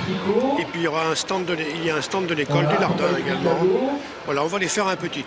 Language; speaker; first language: French; native; French